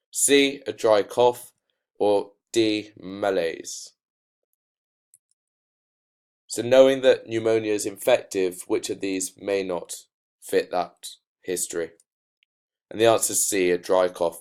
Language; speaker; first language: English; native; English